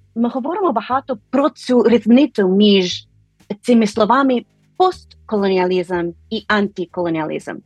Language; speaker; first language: Ukrainian; non-native, fluent; English